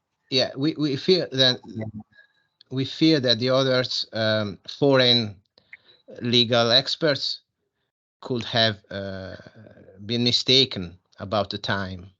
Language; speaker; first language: English; non-native, fluent; Italian